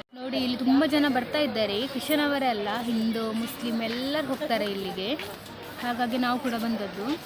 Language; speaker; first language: Kannada; non-native, local second language; Tulu